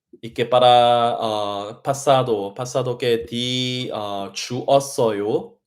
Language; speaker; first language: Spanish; non-native, learner; Korean